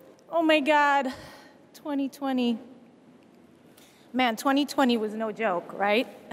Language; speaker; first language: English; early bilingual, other home language; Spanish